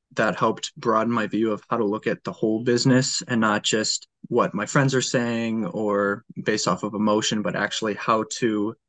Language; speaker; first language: English; native; English